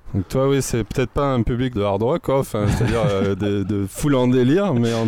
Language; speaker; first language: French; native; French